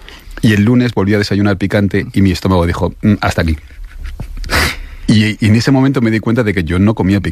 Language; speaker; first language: Spanish; native; Spanish